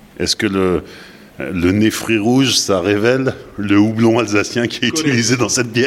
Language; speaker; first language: French; native; French